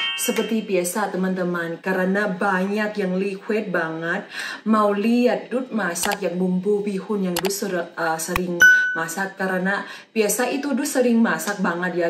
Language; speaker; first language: Indonesian; non-native, fluent; Thai